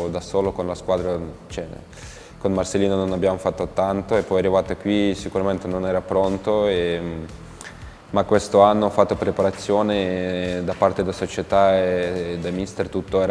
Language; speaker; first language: Italian; non-native, fluent; Ukrainian